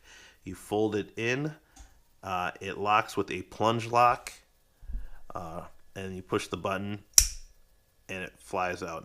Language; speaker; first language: English; native; English